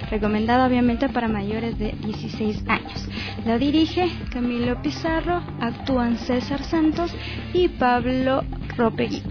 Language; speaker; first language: Spanish; native; Spanish